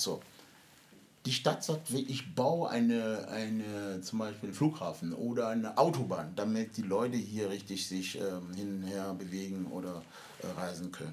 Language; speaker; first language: German; non-native, fluent; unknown